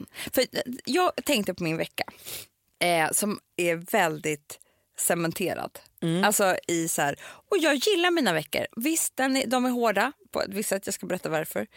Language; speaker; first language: Swedish; native; Swedish